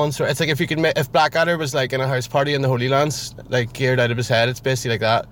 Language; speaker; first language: English; native; English